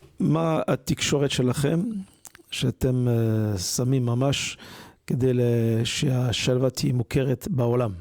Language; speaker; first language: Hebrew; non-native, learner; French